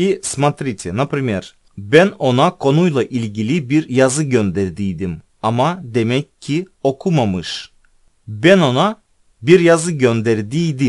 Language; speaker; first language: Turkish; non-native, fluent; Russian